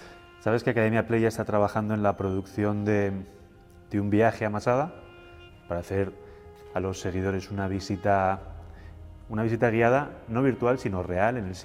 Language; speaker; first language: Spanish; native; Spanish